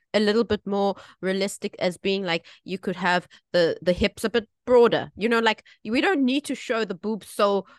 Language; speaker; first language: English; native; English